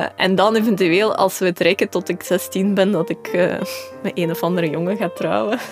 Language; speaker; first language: Dutch; early bilingual, other home language; Russian